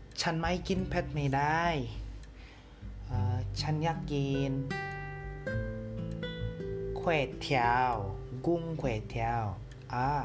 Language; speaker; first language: Thai; non-native, learner; Indonesian